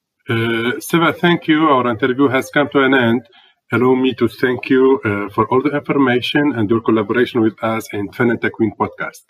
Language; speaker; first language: English; non-native, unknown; Arabic